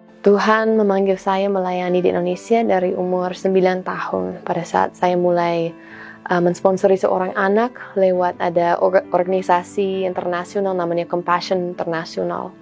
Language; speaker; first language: Indonesian; non-native, fluent; English